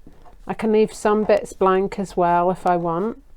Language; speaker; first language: English; native; English